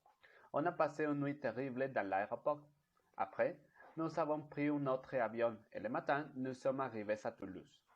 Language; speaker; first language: French; non-native, learner; Spanish